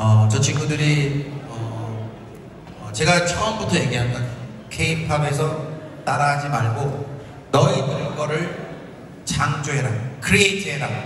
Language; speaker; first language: Korean; native; Korean